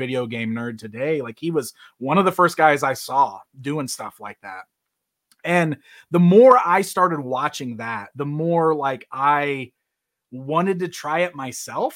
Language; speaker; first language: English; native; English